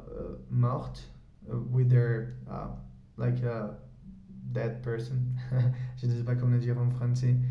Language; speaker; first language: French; non-native, learner; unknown